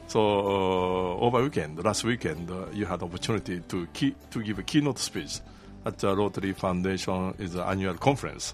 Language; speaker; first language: English; non-native, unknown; Japanese